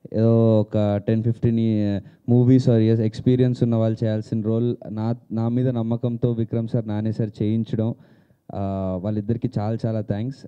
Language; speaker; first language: Telugu; native; Telugu